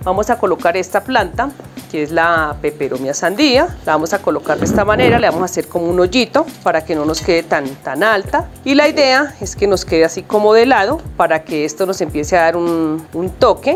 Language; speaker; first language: Spanish; native; Spanish